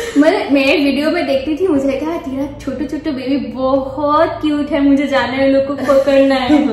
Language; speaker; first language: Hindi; non-native, local second language; Bangla